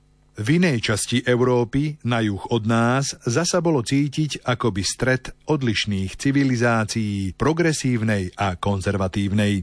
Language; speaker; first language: Slovak; native; Slovak